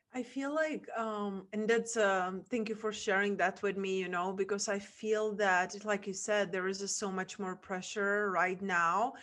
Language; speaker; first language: English; non-native, fluent; Czech